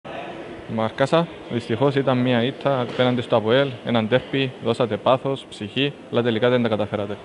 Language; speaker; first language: Greek; native; Greek